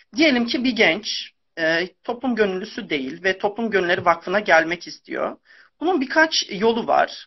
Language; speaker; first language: Turkish; native; Turkish